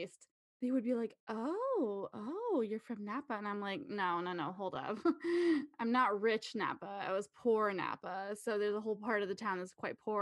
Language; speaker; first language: English; native; English